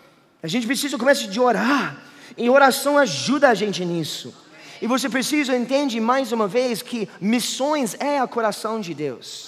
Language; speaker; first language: Portuguese; non-native, fluent; English